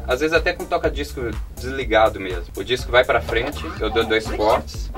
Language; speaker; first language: Portuguese; native; Portuguese